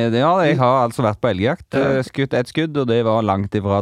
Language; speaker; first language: Norwegian; native; Norwegian